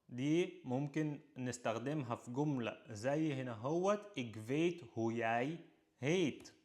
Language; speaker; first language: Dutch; non-native, fluent; Arabic